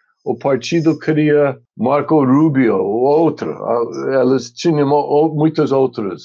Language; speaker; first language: Portuguese; non-native, fluent; English